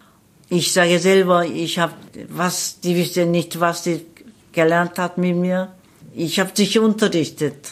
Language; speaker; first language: German; non-native, learner; Korean